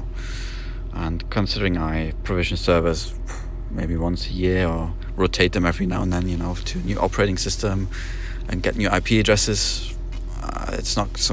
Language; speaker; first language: English; non-native, fluent; German